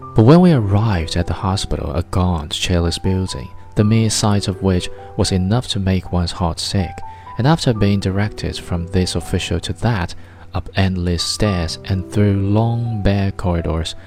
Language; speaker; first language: English; non-native, fluent; Chinese